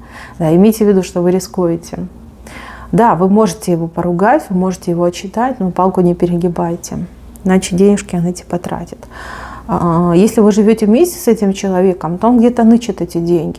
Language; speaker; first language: Russian; native; Russian